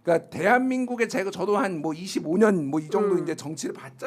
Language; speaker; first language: Korean; native; Korean